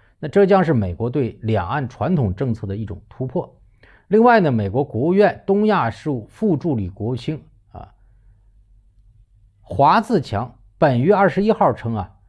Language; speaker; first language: Chinese; native; Chinese